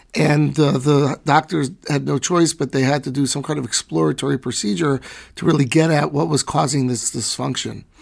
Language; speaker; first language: English; native; English